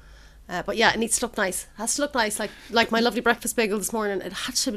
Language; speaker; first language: English; native; English